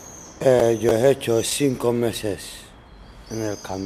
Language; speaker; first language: Spanish; non-native, learner; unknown